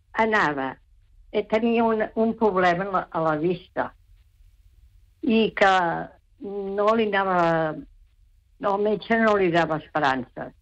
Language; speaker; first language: Catalan; native; Catalan